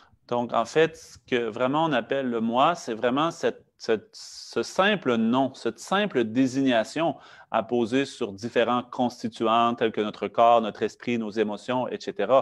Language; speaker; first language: French; native; French